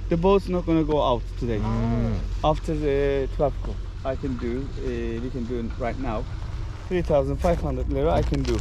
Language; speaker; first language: English; non-native, learner; Turkish